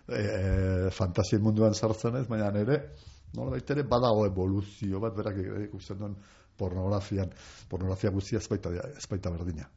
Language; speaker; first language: Basque; non-native, local second language; Spanish